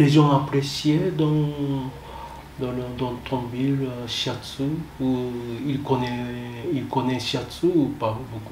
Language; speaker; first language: French; non-native, fluent; Japanese